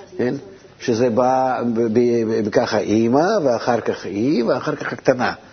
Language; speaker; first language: Hebrew; non-native, fluent; Russian